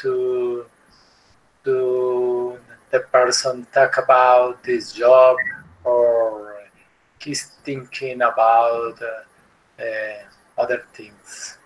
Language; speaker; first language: English; non-native, learner; Spanish